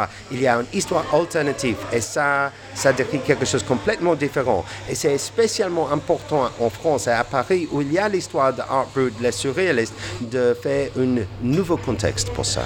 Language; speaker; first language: French; non-native, fluent; English